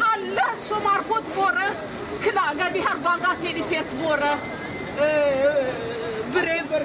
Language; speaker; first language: Norwegian; non-native, fluent; Amharic